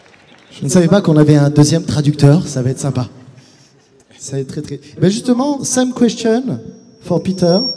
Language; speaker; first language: French; native; French